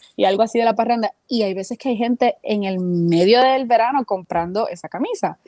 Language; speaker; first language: Spanish; native; Spanish